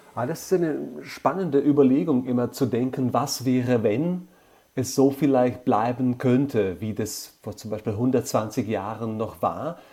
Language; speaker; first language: German; non-native, fluent; Slovak